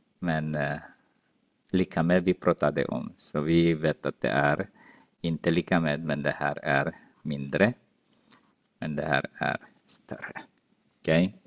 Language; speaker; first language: Swedish; non-native, fluent; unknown